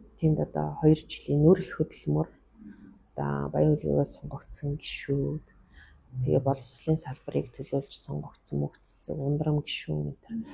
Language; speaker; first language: Mongolian; non-native, local second language; Kazakh